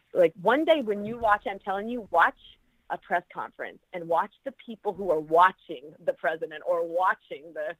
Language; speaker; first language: English; native; English